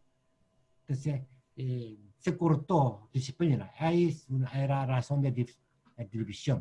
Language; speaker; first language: Spanish; non-native, learner; Korean